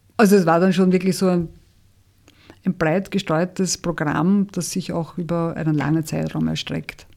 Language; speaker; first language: German; native; German